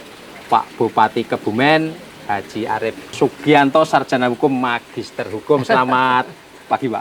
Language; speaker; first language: Indonesian; native; Indonesian